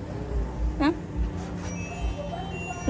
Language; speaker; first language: French; non-native, learner; Kazakh